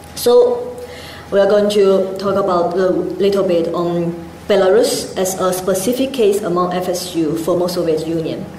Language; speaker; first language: English; non-native, fluent; Chinese